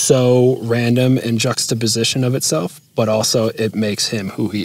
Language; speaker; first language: English; native; English